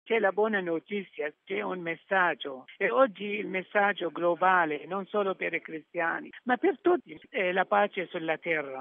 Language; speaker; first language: Italian; non-native, fluent; Arabic